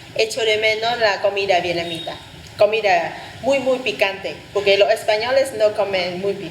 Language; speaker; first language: Spanish; non-native, fluent; Vietnamese